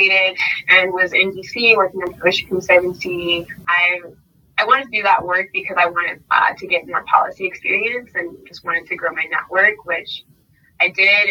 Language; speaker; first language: English; native; English